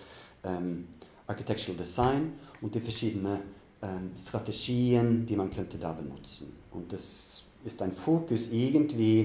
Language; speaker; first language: German; non-native, fluent; Norwegian